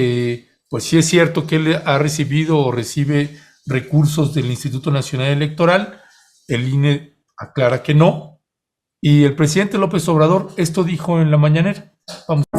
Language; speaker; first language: Spanish; native; Spanish